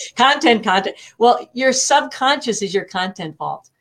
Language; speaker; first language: English; native; English